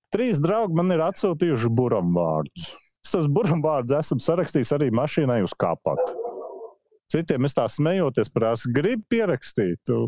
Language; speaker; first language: Latvian; native; Latvian